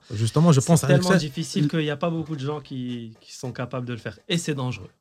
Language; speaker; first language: French; non-native, local second language; Arabic